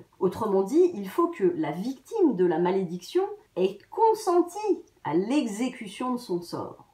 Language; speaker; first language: French; native; French